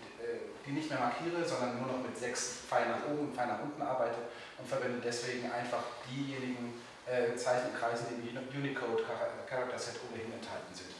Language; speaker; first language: German; native; German